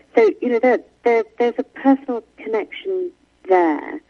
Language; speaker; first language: English; native; English